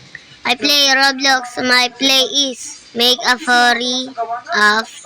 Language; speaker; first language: English; non-native, learner; Filipino